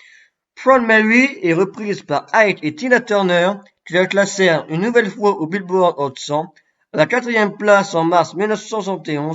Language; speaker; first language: French; native; French